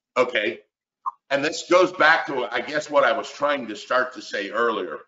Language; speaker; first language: English; native; English